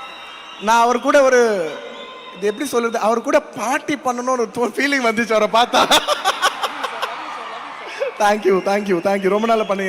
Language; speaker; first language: Tamil; non-native, local second language; Telugu